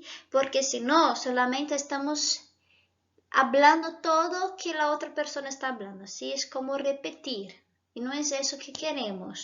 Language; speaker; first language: Spanish; non-native, fluent; Portuguese